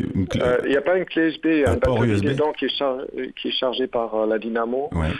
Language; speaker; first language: French; non-native, fluent; German